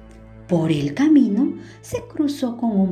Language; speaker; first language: Spanish; native; Spanish